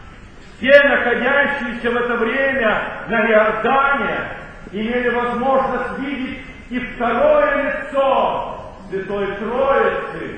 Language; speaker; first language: Russian; native; Russian